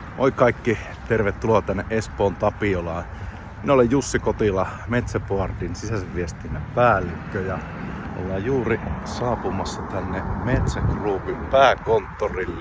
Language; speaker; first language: Finnish; native; Finnish